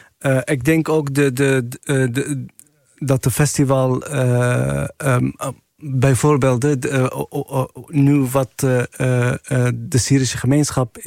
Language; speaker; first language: Dutch; non-native, fluent; Arabic